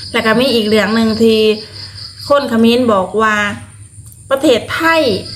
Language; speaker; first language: Thai; native; Thai